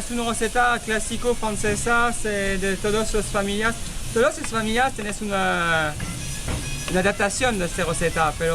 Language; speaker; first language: Spanish; non-native, learner; French